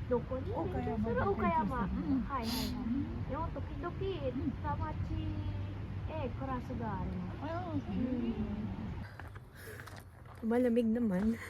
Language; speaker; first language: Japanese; non-native, learner; Filipino